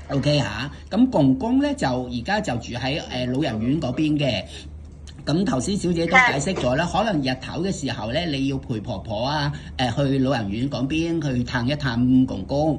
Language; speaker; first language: Cantonese; native; Cantonese